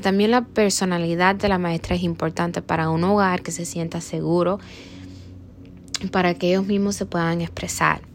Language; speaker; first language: Spanish; early bilingual, heritage; Spanish